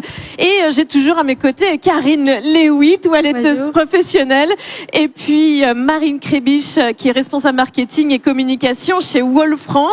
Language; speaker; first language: French; native; French